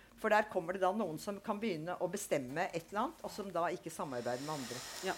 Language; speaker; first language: Norwegian; native; Norwegian